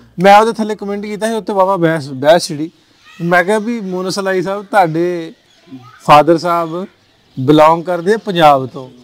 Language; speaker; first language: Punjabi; native; Punjabi